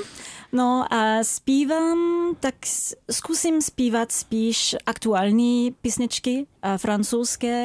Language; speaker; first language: Czech; non-native, fluent; French